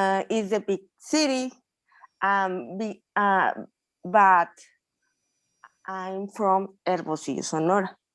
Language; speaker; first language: English; non-native, learner; Spanish